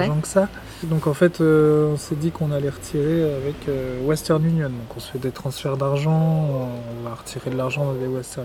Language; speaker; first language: French; native; French